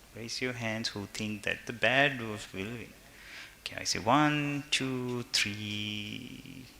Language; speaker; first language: English; non-native, local second language; Sinhala